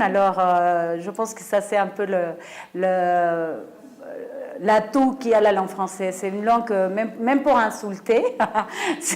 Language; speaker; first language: French; non-native, fluent; Spanish